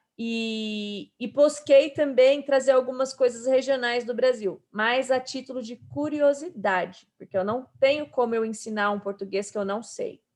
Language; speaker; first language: Portuguese; native; Portuguese